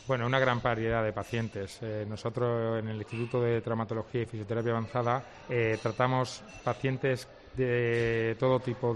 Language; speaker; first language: Spanish; native; Spanish